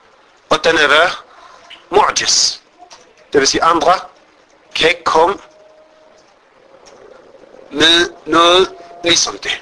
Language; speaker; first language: Danish; non-native, fluent; Arabic